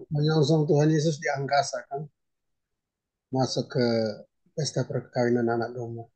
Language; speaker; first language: Indonesian; native; Indonesian